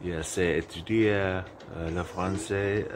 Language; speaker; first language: French; non-native, learner; Finnish